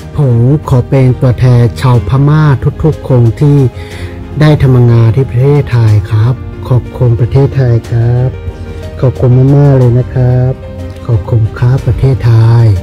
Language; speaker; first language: Thai; non-native, fluent; Burmese